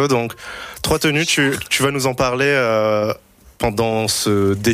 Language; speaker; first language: French; native; French